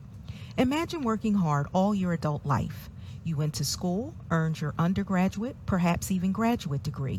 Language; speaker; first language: English; native; English